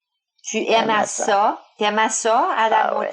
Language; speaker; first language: French; early bilingual, heritage; French